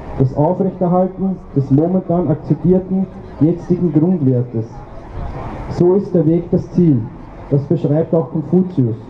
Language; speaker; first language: German; native; German